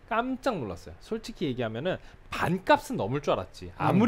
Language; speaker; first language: Korean; native; Korean